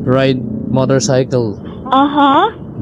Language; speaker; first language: English; non-native, local second language; Filipino